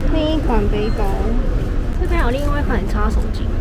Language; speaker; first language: Chinese; native; Chinese